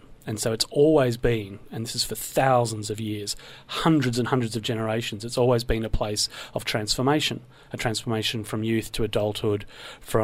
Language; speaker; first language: English; native; English